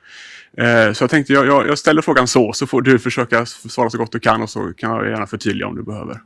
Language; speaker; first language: Swedish; native; Swedish